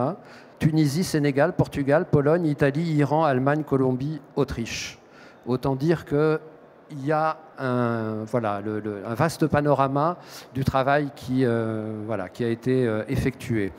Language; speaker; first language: French; native; French